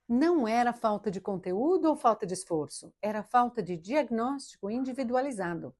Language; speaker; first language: Portuguese; early bilingual, heritage; Portuguese